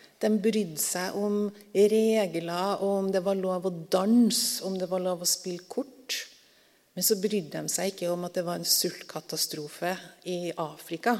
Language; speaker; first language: Norwegian; native; Norwegian